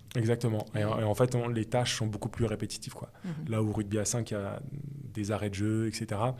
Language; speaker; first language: French; native; French